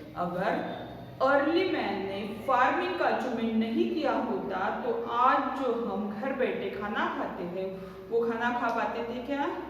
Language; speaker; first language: Hindi; non-native, local second language; Marathi